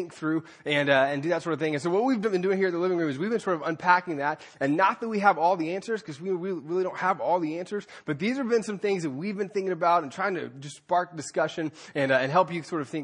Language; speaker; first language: English; native; English